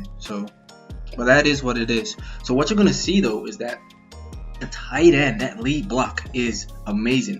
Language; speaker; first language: English; native; English